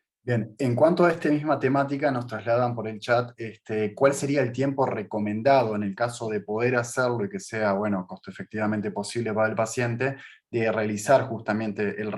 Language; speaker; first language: Spanish; native; Spanish